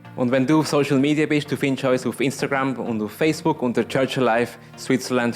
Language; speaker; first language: German; native; German